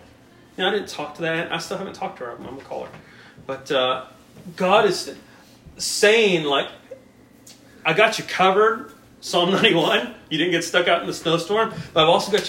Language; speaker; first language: English; native; English